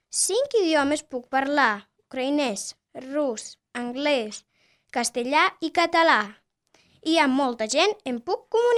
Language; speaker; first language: Catalan; early bilingual, other home language; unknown